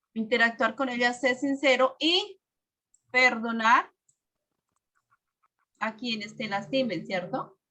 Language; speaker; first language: Spanish; native; Spanish